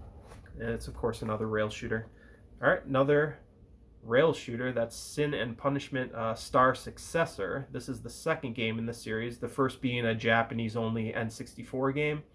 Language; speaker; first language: English; native; English